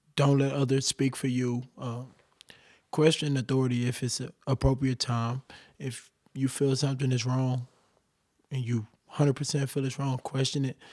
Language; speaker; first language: English; native; English